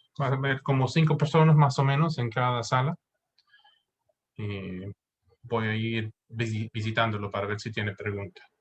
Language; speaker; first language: Spanish; non-native, fluent; English